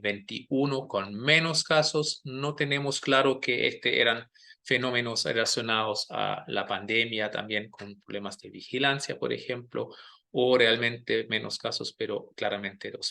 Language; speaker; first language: Spanish; non-native, fluent; German